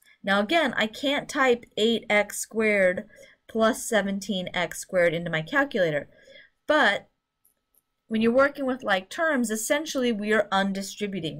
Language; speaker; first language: English; native; English